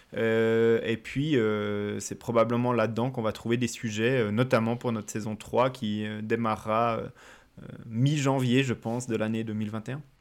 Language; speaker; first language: French; native; French